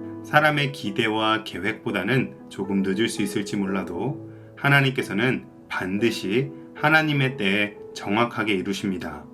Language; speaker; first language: Korean; native; Korean